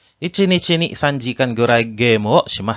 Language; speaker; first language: Japanese; non-native, learner; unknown